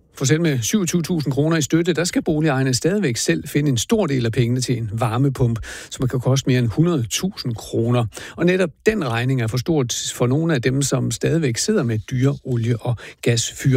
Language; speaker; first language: Danish; native; Danish